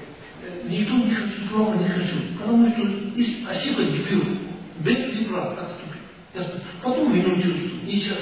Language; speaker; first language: Russian; non-native, learner; Tibetan